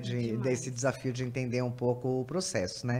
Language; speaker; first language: Portuguese; native; Portuguese